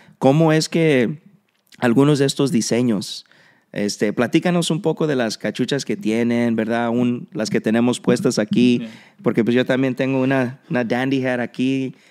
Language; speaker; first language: Spanish; early bilingual, heritage; Spanish